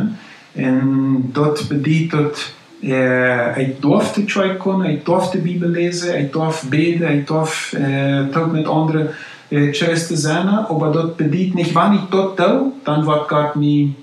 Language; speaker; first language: German; non-native, local second language; Plautdietsch